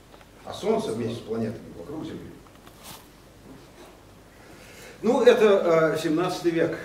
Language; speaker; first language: Russian; native; Russian